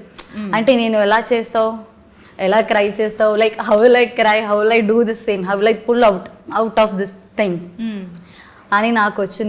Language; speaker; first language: Telugu; non-native, learner; Malayalam